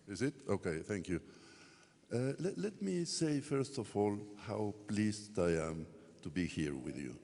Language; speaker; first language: English; non-native, fluent; Spanish